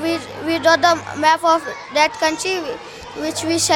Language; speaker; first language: English; non-native, learner; Hindi